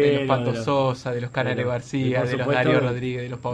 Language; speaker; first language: Spanish; native; Spanish